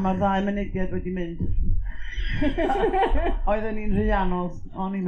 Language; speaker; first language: Welsh; native; Welsh